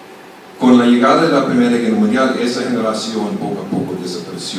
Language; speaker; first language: Spanish; non-native, fluent; German